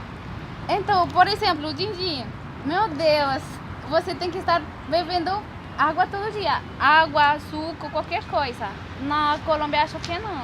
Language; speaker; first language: Portuguese; non-native, learner; Spanish